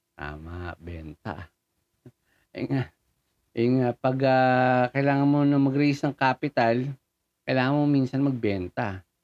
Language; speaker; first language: Filipino; native; Filipino